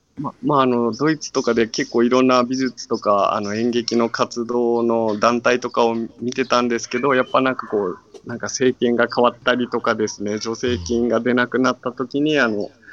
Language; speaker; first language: Japanese; native; Japanese